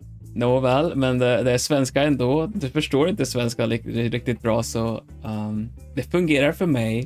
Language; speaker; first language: Swedish; non-native, learner; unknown